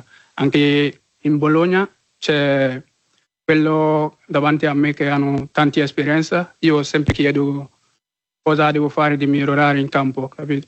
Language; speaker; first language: Italian; non-native, learner; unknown